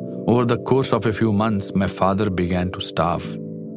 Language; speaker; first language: English; non-native, local second language; Kashmiri